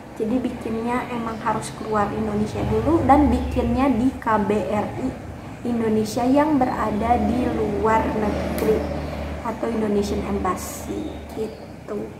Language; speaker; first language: Indonesian; native; Indonesian